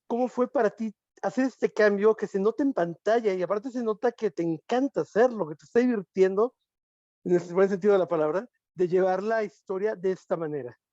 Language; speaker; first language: Spanish; native; Spanish